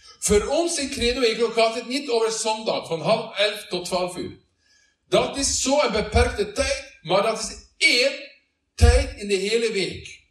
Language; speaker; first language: Dutch; non-native, learner; Norwegian